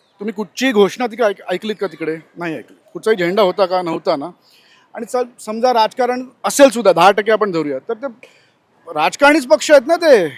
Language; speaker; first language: Marathi; non-native, local second language; Gujarati